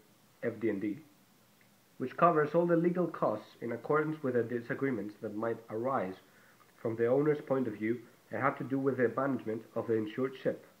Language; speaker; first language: English; non-native, fluent; Greek